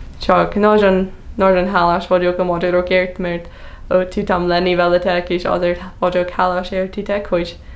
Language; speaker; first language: Hungarian; non-native, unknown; English